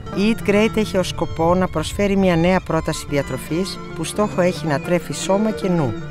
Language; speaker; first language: Greek; early bilingual, heritage; Greek